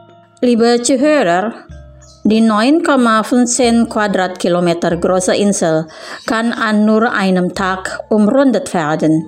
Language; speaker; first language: German; non-native, fluent; Indonesian